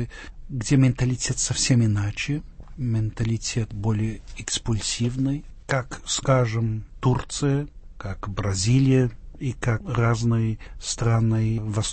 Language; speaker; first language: Russian; non-native, fluent; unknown